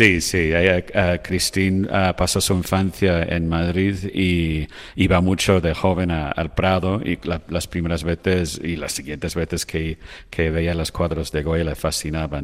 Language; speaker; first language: Spanish; non-native, fluent; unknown